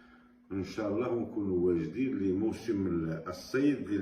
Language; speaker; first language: Arabic; native; Arabic